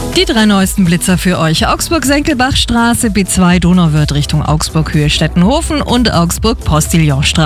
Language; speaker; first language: German; native; German